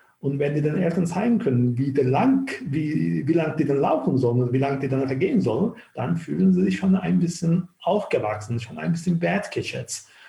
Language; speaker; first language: German; non-native, fluent; Turkish